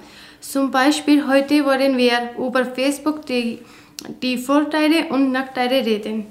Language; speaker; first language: German; non-native, learner; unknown